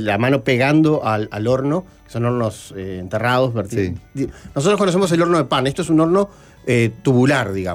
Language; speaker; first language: Spanish; native; Spanish